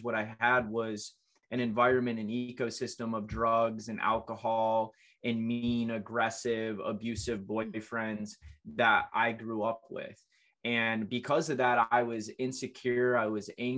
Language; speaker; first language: English; native; English